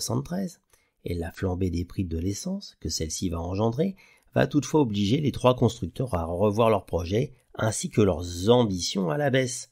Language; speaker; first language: French; native; French